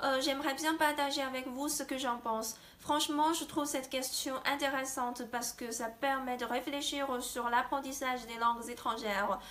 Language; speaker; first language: French; non-native, fluent; Chinese